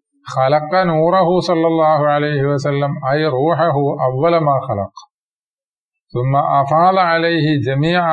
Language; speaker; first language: Arabic; non-native, fluent; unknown